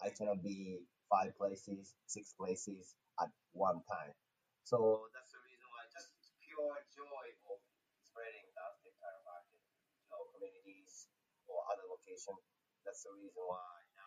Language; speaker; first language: English; non-native, fluent; Japanese